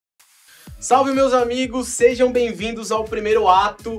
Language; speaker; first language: Portuguese; native; Portuguese